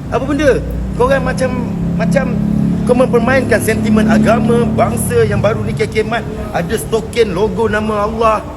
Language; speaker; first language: Malay; native; Malay